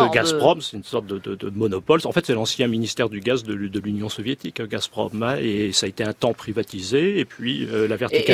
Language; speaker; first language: French; native; French